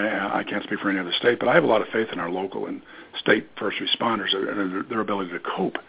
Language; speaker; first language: English; native; English